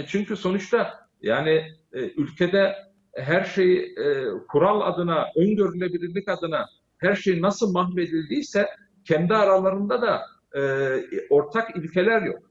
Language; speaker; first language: Turkish; early bilingual, heritage; Turkish